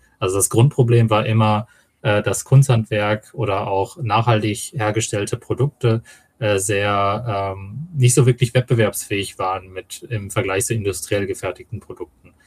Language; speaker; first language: German; early bilingual, other home language; Tamil